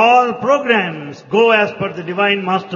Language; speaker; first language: English; non-native, local second language; Telugu